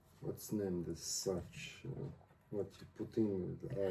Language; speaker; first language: English; non-native, learner; Turkish